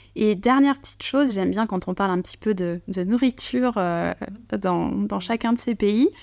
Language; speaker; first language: French; native; French